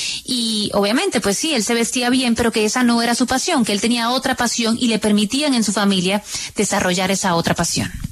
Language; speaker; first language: Spanish; native; Spanish